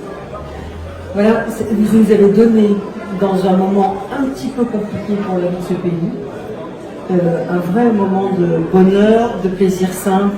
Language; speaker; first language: French; native; French